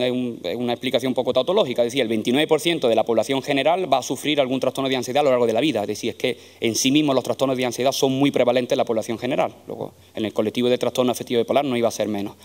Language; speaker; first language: Spanish; native; Spanish